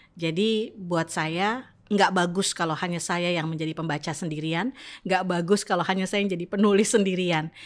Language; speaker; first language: Indonesian; native; Indonesian